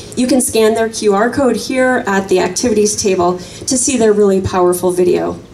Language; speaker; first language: English; native; English